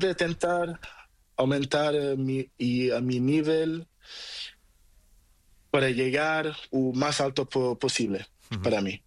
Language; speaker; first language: Spanish; non-native, learner; Portuguese